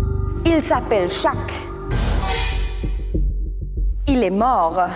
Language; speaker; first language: French; non-native, local second language; German